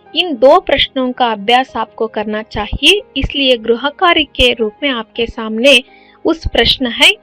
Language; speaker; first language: Hindi; non-native, local second language; Kannada